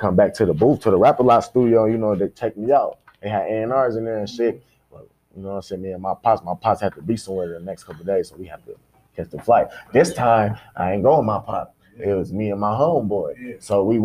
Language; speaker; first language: English; native; English